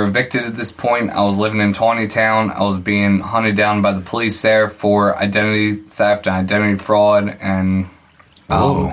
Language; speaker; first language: English; native; English